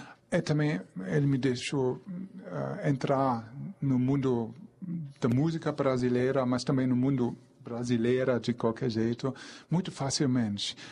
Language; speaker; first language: Portuguese; non-native, fluent; German